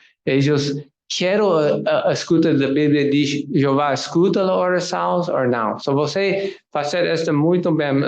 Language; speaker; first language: Portuguese; non-native, learner; English